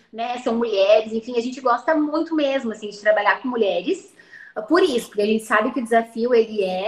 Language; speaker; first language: Portuguese; native; Portuguese